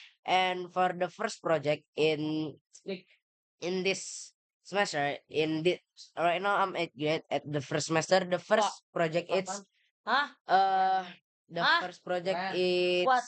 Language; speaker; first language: English; non-native, learner; Indonesian